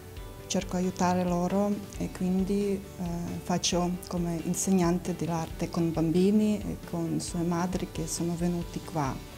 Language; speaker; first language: Italian; non-native, learner; Ukrainian